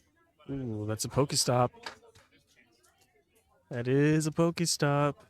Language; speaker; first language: English; native; English